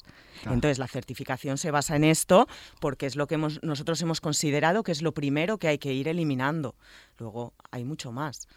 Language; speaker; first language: Spanish; native; Spanish